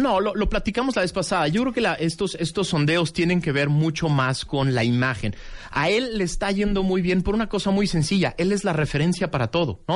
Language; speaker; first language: Spanish; native; Spanish